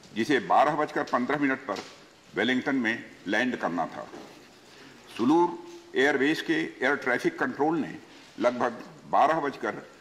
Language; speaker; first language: Hindi; native; Hindi